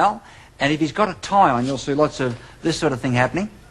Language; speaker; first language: English; native; English